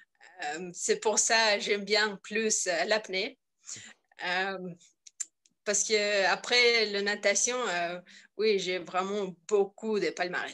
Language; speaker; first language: French; non-native, learner; Russian